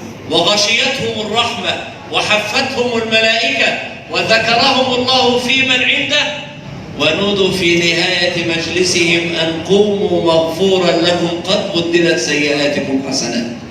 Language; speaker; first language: Arabic; native; Arabic